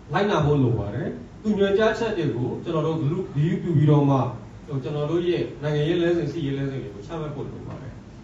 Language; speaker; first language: Burmese; non-native, local second language; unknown